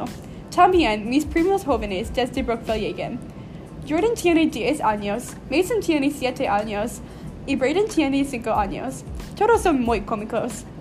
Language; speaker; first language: Spanish; non-native, learner; English